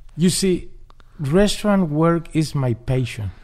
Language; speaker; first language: English; non-native, learner; Spanish